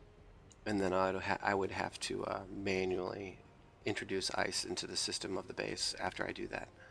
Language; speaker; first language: English; native; English